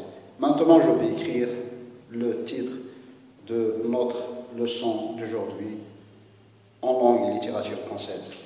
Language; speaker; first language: French; non-native, local second language; Arabic